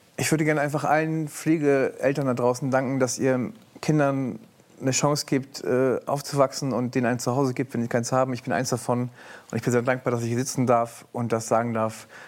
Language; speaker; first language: German; native; German